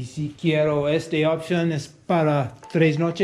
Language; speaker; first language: Spanish; non-native, learner; English